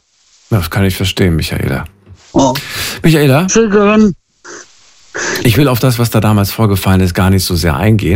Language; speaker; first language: German; native; German